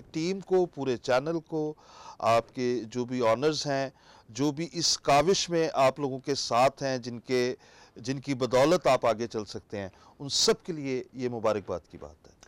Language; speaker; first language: Urdu; non-native, local second language; Punjabi